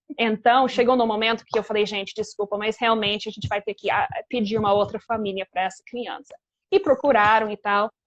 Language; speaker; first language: Portuguese; non-native, fluent; English